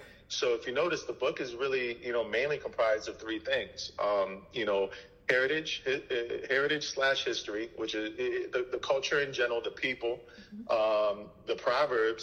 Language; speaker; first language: English; early bilingual, other home language; Haitian Creole